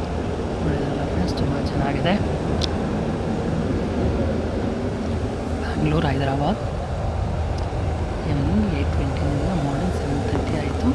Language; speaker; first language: Kannada; non-native, local second language; Telugu